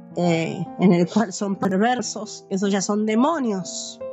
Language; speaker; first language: Spanish; native; Spanish